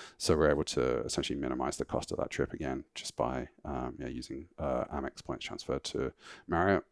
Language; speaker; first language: English; native; English